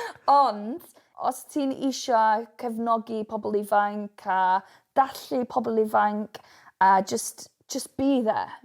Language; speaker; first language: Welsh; non-native, local second language; English